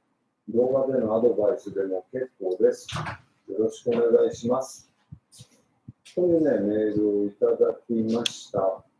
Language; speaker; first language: Japanese; native; Japanese